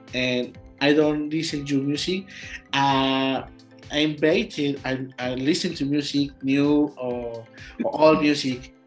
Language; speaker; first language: English; non-native, learner; Spanish